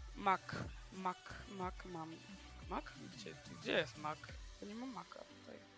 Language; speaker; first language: Polish; native; Polish